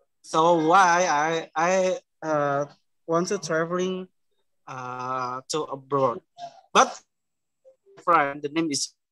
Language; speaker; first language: English; non-native, learner; Indonesian